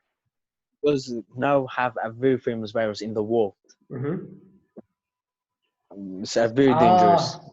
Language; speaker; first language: English; non-native, learner; Kurdish